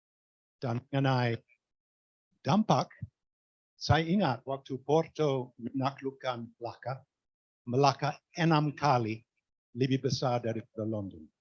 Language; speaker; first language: Indonesian; non-native, fluent; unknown